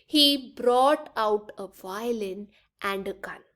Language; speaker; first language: English; non-native, local second language; Punjabi